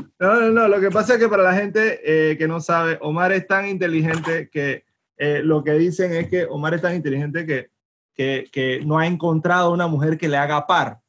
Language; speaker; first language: Spanish; native; Spanish